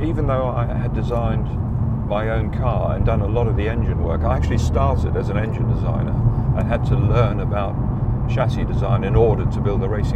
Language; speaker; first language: English; native; English